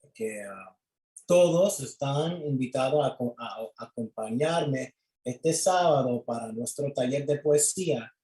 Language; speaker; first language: Spanish; early bilingual, other home language; English